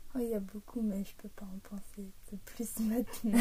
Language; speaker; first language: French; early bilingual, heritage; English